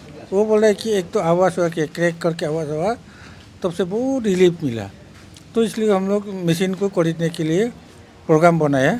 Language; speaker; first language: Hindi; non-native, local second language; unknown